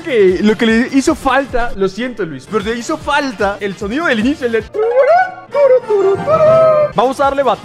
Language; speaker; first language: Spanish; native; Spanish